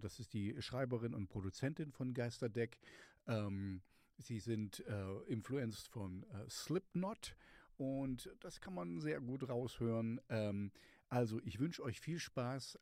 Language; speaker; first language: German; native; German